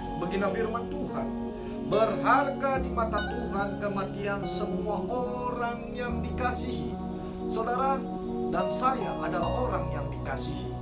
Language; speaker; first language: Indonesian; native; Indonesian